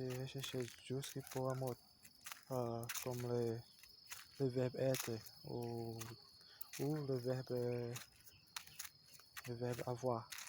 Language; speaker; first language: French; non-native, learner; Portuguese